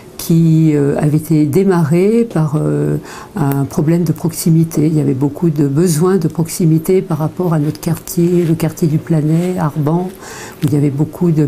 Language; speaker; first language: French; native; French